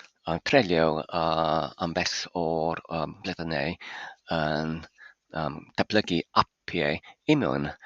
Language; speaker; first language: Welsh; non-native, fluent; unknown